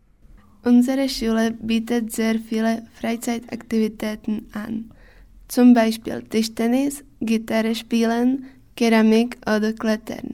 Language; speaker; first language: German; non-native, learner; Czech